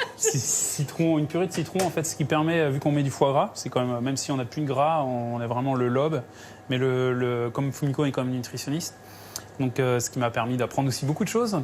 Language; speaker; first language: French; native; French